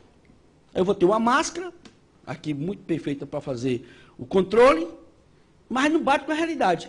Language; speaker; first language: Portuguese; native; Portuguese